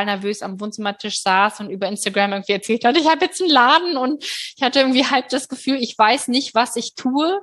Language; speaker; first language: German; native; German